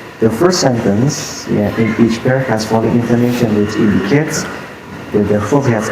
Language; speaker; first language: English; non-native, fluent; Indonesian